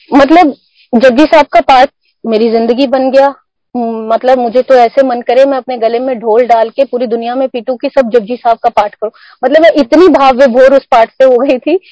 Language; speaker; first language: Hindi; non-native, local second language; Punjabi